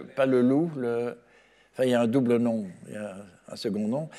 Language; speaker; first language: French; native; French